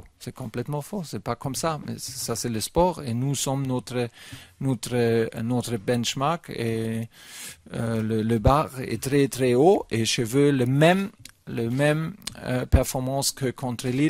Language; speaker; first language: French; non-native, fluent; German